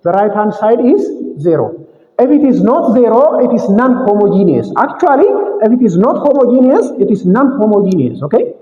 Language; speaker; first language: English; non-native, local second language; Amharic